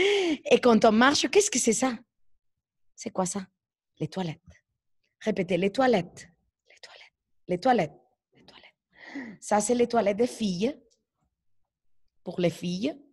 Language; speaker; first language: French; non-native, fluent; Spanish